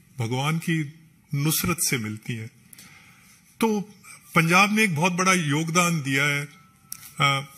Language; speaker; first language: Hindi; non-native, local second language; Punjabi